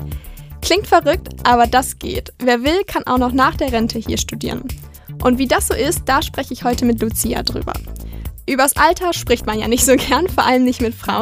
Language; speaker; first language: German; native; German